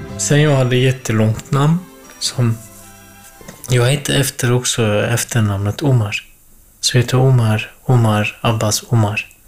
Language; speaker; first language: Swedish; non-native, fluent; Kurdish